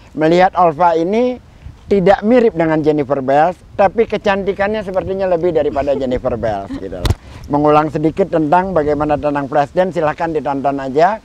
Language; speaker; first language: Indonesian; native; Indonesian